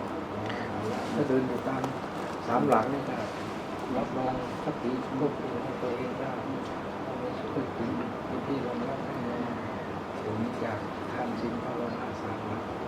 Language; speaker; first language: Thai; native; Thai